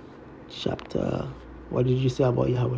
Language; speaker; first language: English; native; English